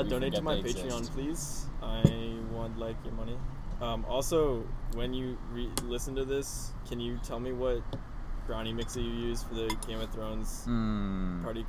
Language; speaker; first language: English; native; English